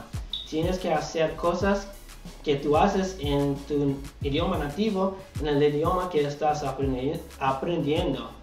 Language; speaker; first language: Spanish; non-native, learner; English